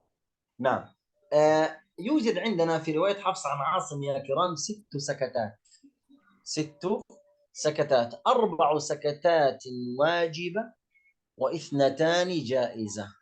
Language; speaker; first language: Arabic; native; Arabic